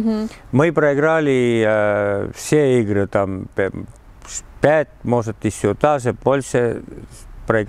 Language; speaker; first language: Russian; non-native, learner; Estonian